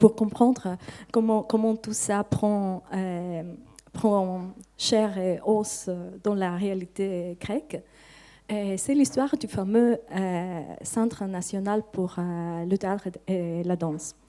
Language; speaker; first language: French; non-native, fluent; Greek